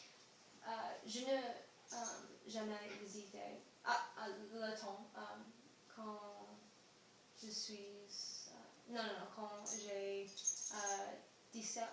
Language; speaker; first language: French; non-native, learner; English